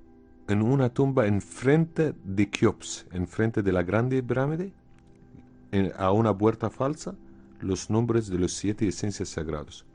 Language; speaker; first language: Spanish; non-native, fluent; Arabic